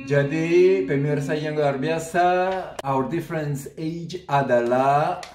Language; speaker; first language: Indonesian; non-native, fluent; French